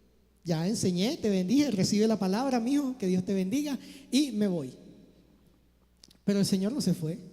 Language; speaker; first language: Spanish; native; Spanish